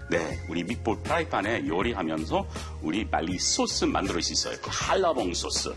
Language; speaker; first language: Korean; non-native, learner; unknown